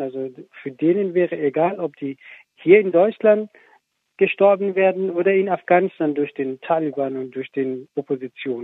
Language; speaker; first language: German; non-native, fluent; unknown